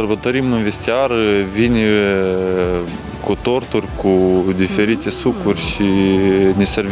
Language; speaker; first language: Romanian; non-native, local second language; Russian